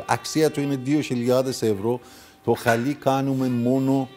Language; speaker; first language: Greek; non-native, fluent; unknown